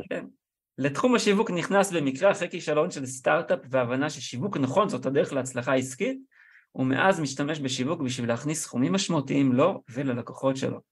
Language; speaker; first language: Hebrew; native; Hebrew